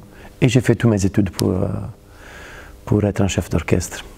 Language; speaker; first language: French; non-native, fluent; Italian